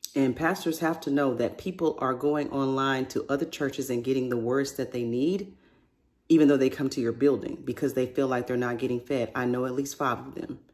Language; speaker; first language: English; native; English